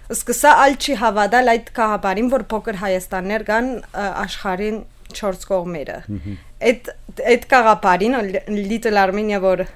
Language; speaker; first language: Armenian; early bilingual, heritage; Armenian